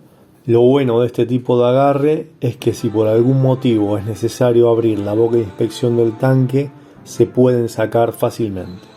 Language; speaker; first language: Spanish; native; Spanish